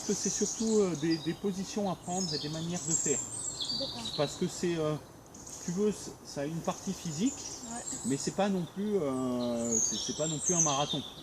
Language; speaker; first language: French; native; French